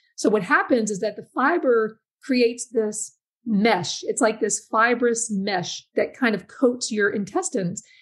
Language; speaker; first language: English; native; English